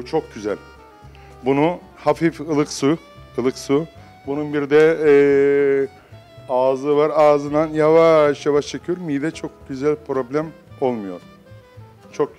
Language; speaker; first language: Turkish; non-native, learner; Arabic